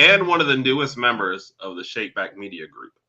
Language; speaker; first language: English; native; English